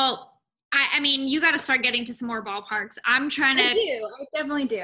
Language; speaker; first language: English; native; English